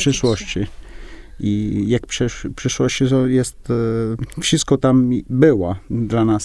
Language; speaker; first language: Polish; non-native, learner; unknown